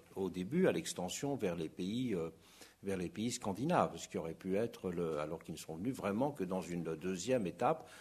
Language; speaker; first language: French; native; French